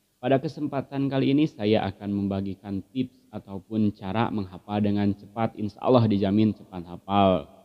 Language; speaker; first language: Indonesian; non-native, local second language; Sundanese